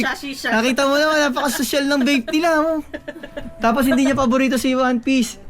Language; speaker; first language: Filipino; native; Filipino